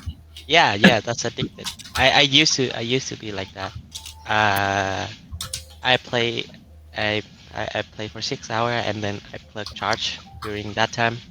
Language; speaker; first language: English; non-native, learner; Vietnamese